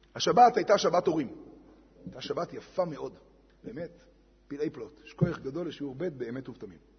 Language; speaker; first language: Hebrew; native; Hebrew